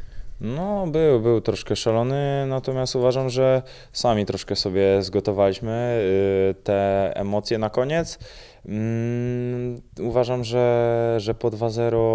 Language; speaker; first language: Polish; native; Polish